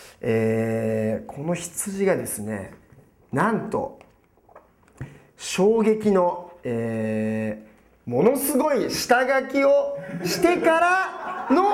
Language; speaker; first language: Japanese; native; Japanese